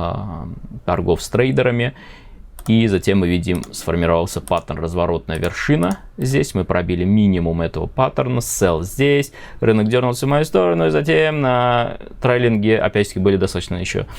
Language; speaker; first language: Russian; native; Russian